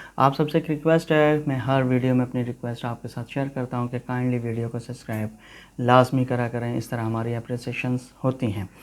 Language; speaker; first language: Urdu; non-native, local second language; Punjabi